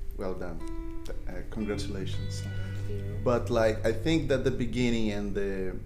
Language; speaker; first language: English; non-native, fluent; Portuguese